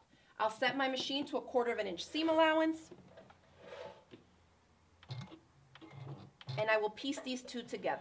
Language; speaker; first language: English; native; English